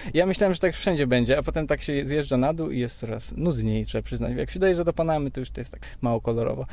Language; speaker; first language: Polish; native; Polish